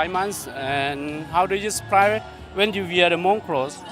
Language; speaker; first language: English; non-native, learner; Hmong